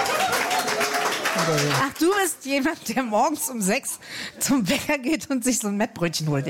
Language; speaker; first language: German; native; German